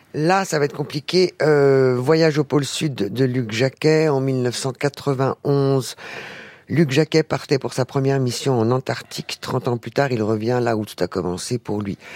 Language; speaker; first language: French; native; French